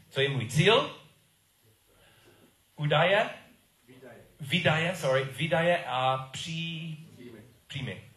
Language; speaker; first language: Czech; non-native, learner; English